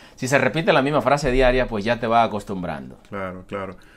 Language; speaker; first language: Spanish; native; Spanish